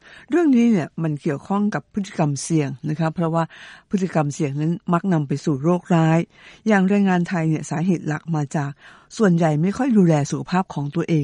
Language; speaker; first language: Thai; native; Thai